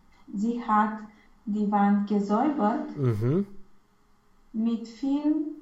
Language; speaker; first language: German; non-native, learner; Romanian